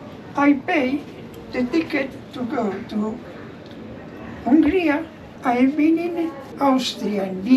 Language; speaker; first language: English; non-native, learner; German